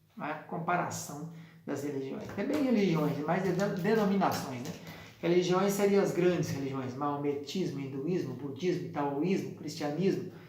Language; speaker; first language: Portuguese; native; Portuguese